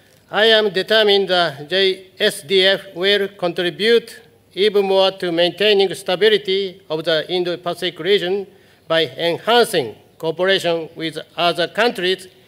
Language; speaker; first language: English; non-native, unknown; Japanese